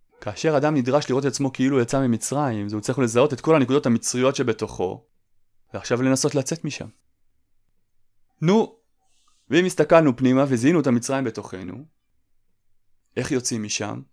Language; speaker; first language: Hebrew; native; Hebrew